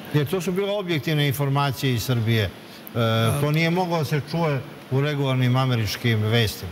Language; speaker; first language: Serbian; native; Serbian